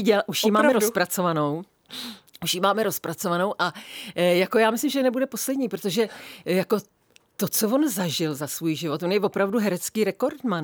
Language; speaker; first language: Czech; native; Czech